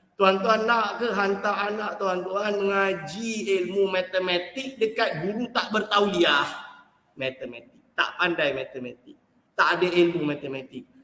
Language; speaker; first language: Malay; native; Malay